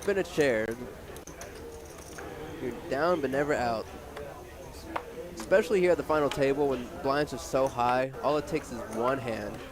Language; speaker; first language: English; native; English